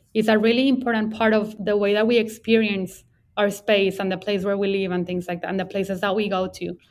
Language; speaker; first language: English; non-native, fluent; Spanish